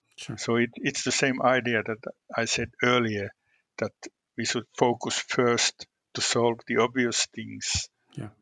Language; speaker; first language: English; non-native, fluent; Finnish